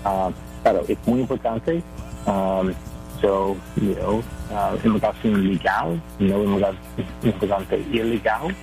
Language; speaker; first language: Spanish; non-native, learner; English